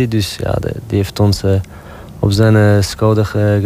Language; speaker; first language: Dutch; non-native, local second language; French